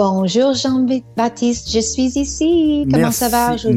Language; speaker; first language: French; non-native, fluent; English